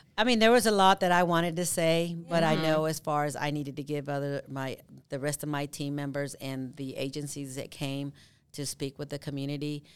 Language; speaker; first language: English; early bilingual, other home language; Spanish